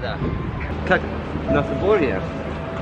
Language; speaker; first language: Russian; non-native, learner; English